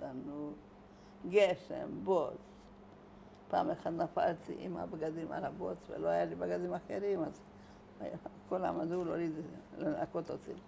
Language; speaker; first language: Hebrew; non-native, fluent; Hungarian